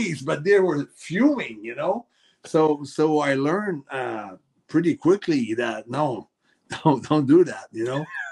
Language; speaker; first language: English; non-native, fluent; French